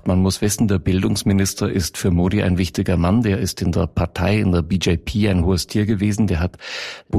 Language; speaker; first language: German; native; German